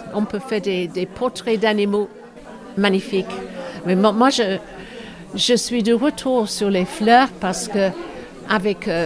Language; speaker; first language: French; non-native, fluent; English